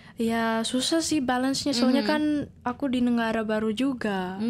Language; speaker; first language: Indonesian; early bilingual, heritage; Indonesian